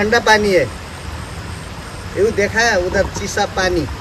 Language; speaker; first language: Hindi; non-native, learner; Nepali